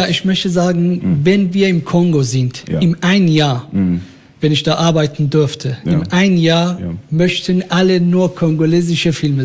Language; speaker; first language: German; non-native, fluent; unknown